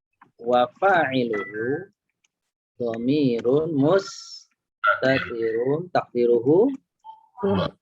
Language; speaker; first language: Arabic; non-native, fluent; Indonesian